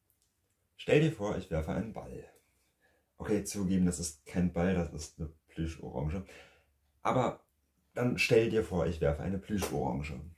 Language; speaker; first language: German; native; German